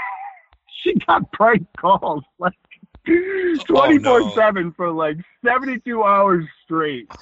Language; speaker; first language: English; native; English